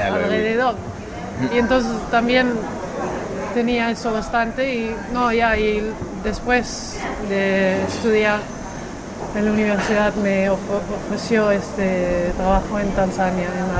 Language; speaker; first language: Spanish; non-native, fluent; Dutch